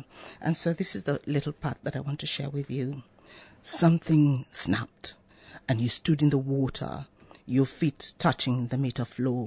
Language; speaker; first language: English; non-native, local second language; Swahili